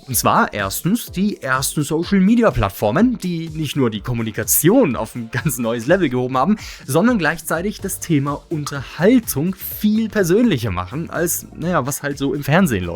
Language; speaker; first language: German; native; German